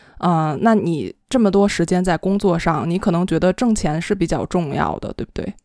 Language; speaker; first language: Chinese; native; Chinese